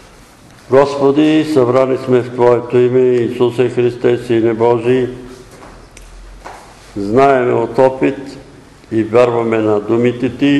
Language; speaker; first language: Bulgarian; native; Bulgarian